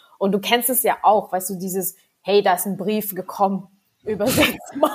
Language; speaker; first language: German; early bilingual, other home language; Vietnamese